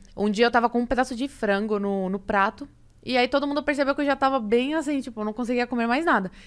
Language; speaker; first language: Portuguese; early bilingual, other home language; Spanish